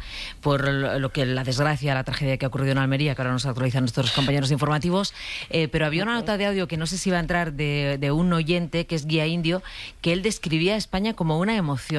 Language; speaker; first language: Spanish; native; Spanish